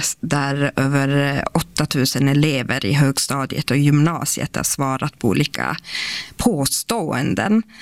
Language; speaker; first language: Swedish; non-native, local second language; Northern Sami